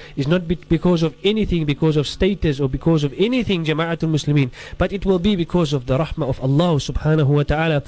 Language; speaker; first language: English; native; English